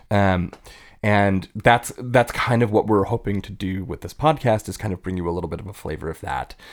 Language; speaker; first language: English; native; English